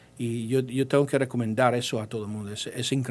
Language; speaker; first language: Spanish; early bilingual, heritage; English